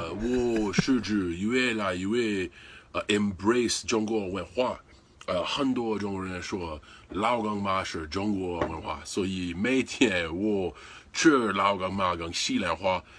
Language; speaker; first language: Chinese; non-native, learner; English